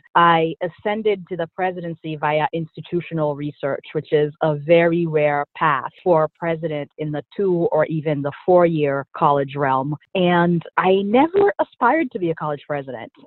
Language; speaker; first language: English; early bilingual, other home language; Haitian Creole